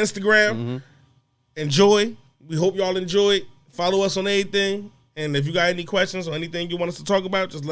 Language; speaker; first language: English; native; English